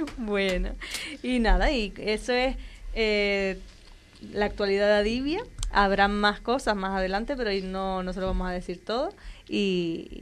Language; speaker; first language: Spanish; native; Spanish